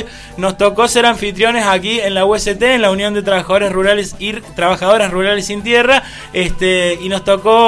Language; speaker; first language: Spanish; native; Spanish